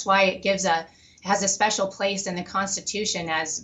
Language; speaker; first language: English; native; English